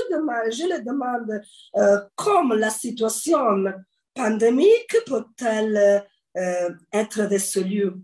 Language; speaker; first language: French; non-native, learner; Italian